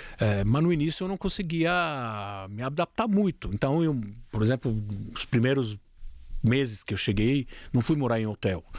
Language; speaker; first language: Portuguese; non-native, fluent; Italian